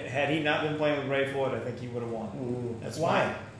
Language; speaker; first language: English; native; English